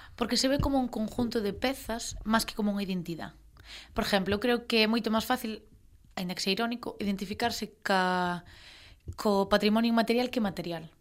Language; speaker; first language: Galician; native; Galician